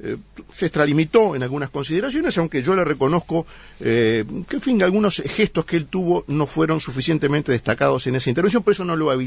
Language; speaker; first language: Spanish; native; Spanish